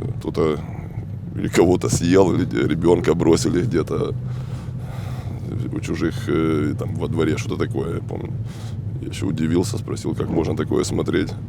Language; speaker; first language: Russian; native; Russian